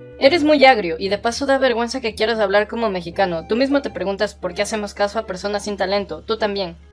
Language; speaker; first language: Spanish; native; Spanish